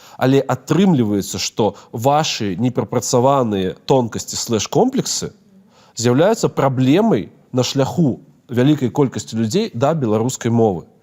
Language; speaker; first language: Belarusian; non-native, local second language; Russian